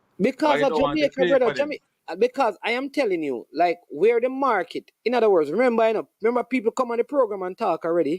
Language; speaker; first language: English; non-native, local second language; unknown